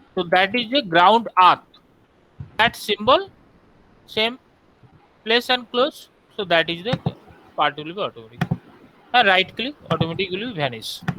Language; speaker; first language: English; non-native, local second language; Bangla